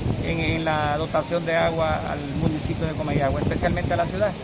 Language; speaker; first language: Spanish; native; Spanish